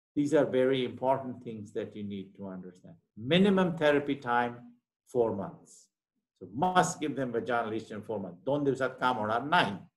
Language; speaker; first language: English; non-native, local second language; Marathi